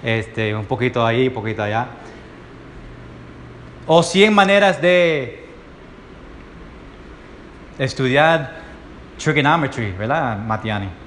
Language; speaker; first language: Spanish; early bilingual, heritage; Spanish